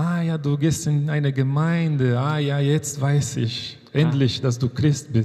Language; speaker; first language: German; non-native, fluent; Portuguese